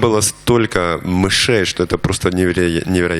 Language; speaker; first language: Russian; native; Russian